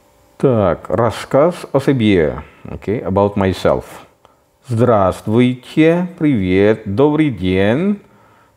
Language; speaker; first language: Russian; non-native, fluent; Filipino